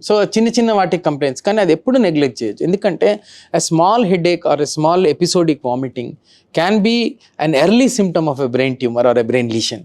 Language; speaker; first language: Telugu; native; Telugu